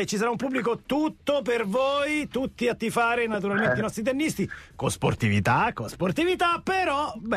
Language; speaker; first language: Italian; native; Italian